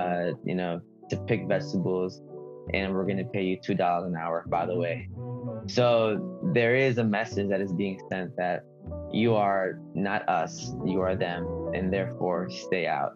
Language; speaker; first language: English; early bilingual, other home language; Spanish